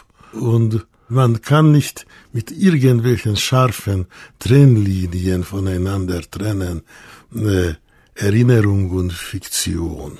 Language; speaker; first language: German; non-native, fluent; Hungarian